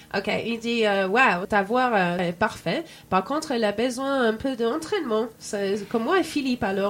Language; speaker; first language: French; non-native, fluent; English